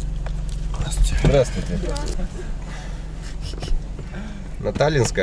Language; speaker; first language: Russian; non-native, local second language; Kyrgyz